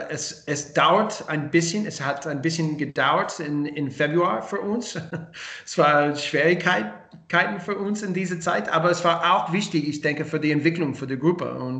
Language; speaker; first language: German; non-native, learner; English